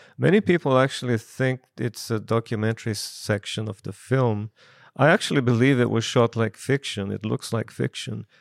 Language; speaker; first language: English; non-native, fluent; Portuguese